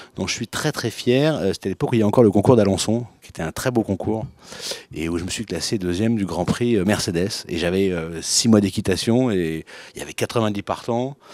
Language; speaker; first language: French; native; French